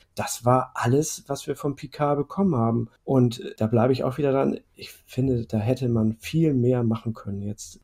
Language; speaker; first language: German; native; German